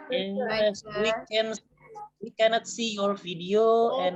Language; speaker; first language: English; non-native, learner; Indonesian